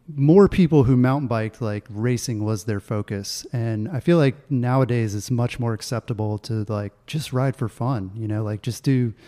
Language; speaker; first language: English; native; English